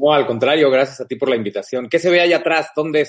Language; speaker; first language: Spanish; native; Spanish